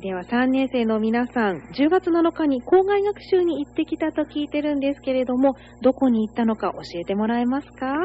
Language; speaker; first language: Japanese; native; Japanese